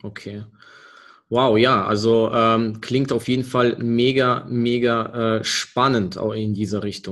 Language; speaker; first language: German; native; German